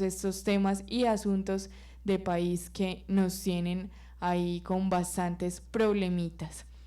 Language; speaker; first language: Spanish; native; Spanish